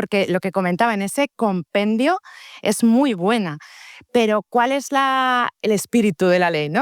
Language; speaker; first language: Spanish; native; Spanish